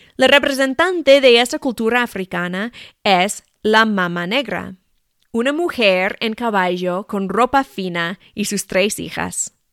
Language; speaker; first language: Spanish; non-native, fluent; English